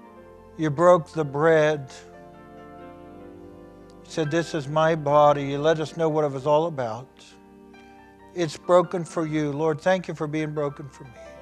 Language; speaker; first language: English; native; English